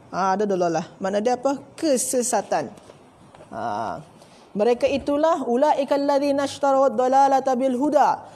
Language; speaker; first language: Malay; native; Malay